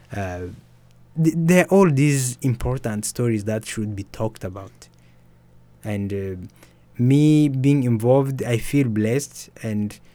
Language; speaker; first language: English; early bilingual, other home language; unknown